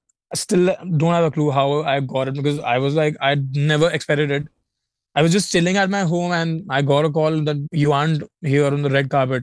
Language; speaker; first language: English; non-native, local second language; Hindi